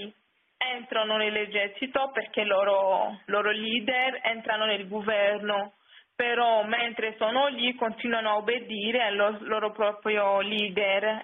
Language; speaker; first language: Italian; non-native, fluent; French